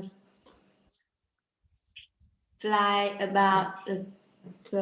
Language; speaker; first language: English; non-native, learner; Vietnamese